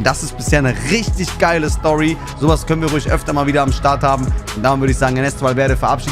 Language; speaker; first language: German; native; German